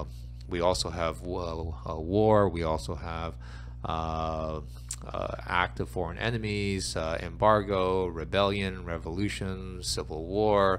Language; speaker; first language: English; native; English